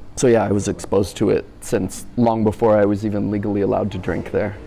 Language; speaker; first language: English; native; English